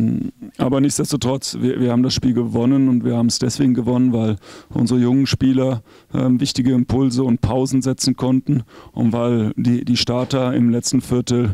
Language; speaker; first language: German; native; German